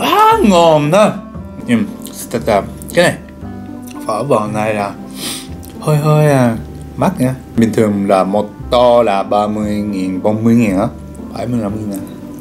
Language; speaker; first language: Vietnamese; non-native, learner; Japanese